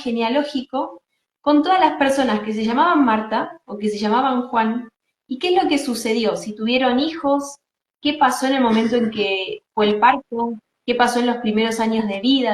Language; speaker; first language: Spanish; native; Spanish